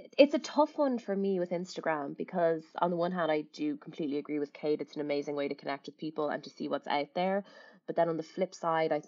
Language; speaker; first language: English; native; English